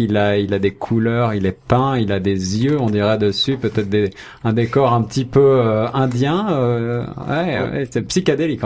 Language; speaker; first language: French; native; French